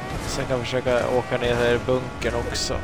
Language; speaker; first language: Swedish; native; Swedish